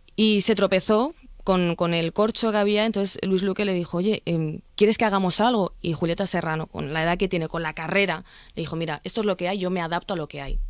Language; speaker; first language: Spanish; early bilingual, other home language; Arabic